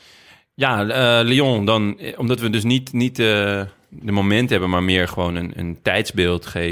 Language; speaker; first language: Dutch; native; Dutch